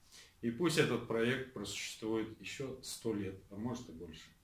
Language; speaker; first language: Russian; native; Russian